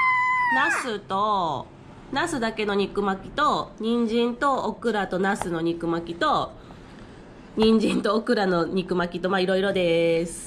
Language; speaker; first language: Japanese; native; Japanese